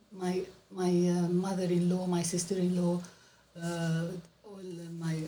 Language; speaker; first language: English; non-native, learner; Arabic